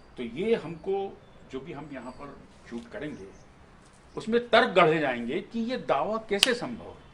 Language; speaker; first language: Hindi; native; Hindi